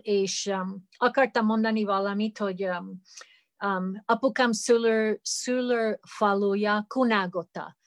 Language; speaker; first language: Hungarian; early bilingual, heritage; Hungarian